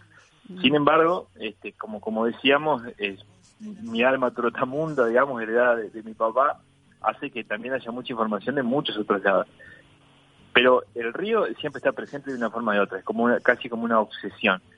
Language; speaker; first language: Spanish; native; Spanish